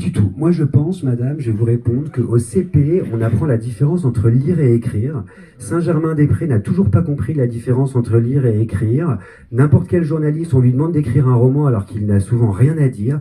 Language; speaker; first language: French; native; French